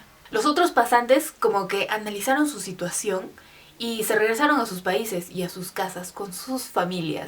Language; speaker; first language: Spanish; native; Spanish